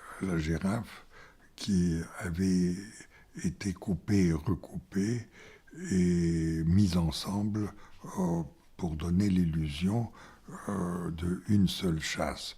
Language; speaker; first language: French; non-native, fluent; Bulgarian